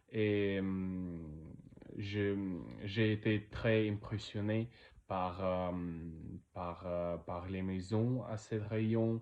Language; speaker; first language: French; non-native, learner; Russian